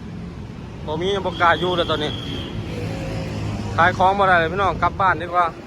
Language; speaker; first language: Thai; non-native, learner; Lao